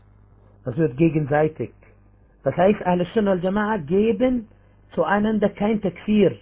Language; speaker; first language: German; non-native, fluent; Arabic